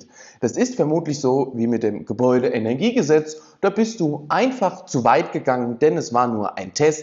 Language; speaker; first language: German; native; German